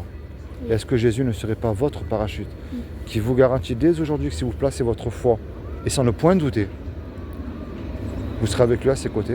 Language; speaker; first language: French; native; French